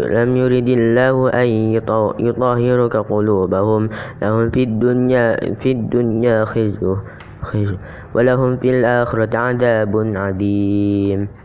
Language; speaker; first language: Arabic; non-native, learner; Indonesian